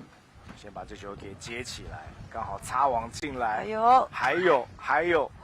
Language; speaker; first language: Chinese; native; Chinese